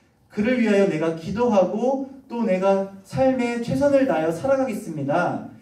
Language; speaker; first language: Korean; native; Korean